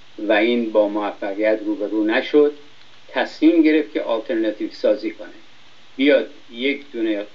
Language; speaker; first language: Persian; native; Persian